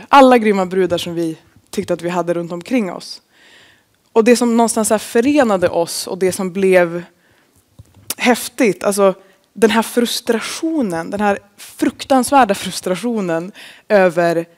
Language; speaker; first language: Swedish; native; Swedish